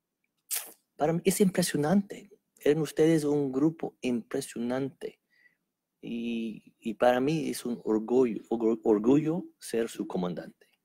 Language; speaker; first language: Spanish; non-native, fluent; English